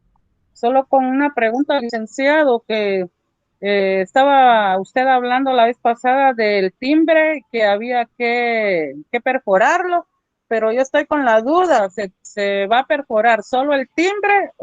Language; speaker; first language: Spanish; native; Spanish